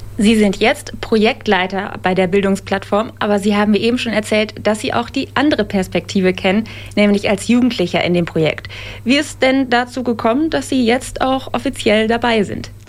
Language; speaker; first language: German; native; German